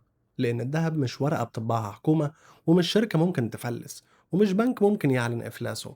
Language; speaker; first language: Arabic; native; Arabic